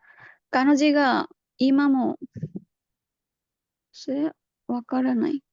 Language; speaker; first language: Japanese; non-native, learner; Bangla